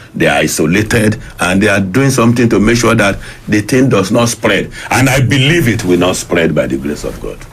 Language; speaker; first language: English; non-native, local second language; Yoruba